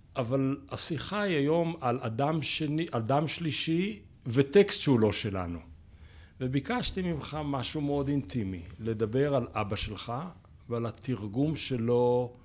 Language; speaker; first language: Hebrew; native; Hebrew